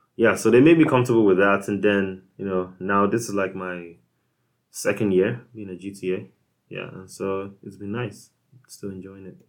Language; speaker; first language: English; non-native, local second language; Igbo